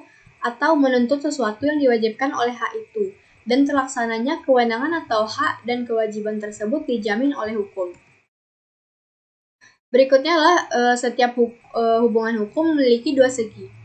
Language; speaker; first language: Indonesian; native; Indonesian